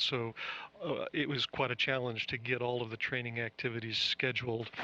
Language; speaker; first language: English; native; English